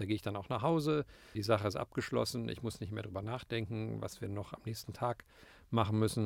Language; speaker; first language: German; native; German